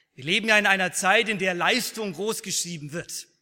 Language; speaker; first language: German; native; German